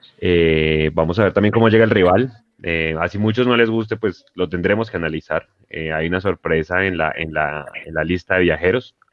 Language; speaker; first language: Spanish; native; Spanish